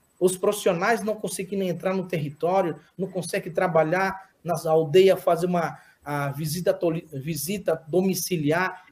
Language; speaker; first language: Portuguese; non-native, local second language; Yanomámi